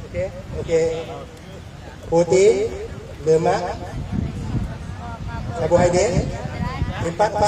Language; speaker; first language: Indonesian; non-native, learner; Thai